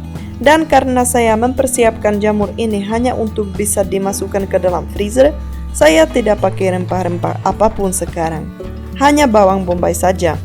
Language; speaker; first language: Indonesian; non-native, fluent; Czech